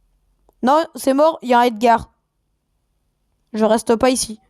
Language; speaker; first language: French; native; French